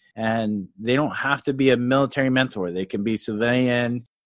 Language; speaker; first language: English; native; English